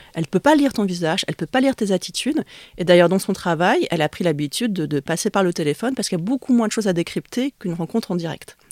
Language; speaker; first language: French; early bilingual, other home language; Vietnamese